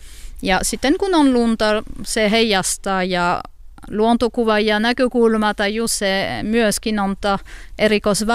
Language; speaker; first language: Finnish; non-native, learner; French